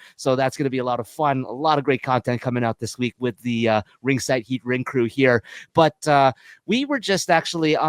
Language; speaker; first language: English; native; English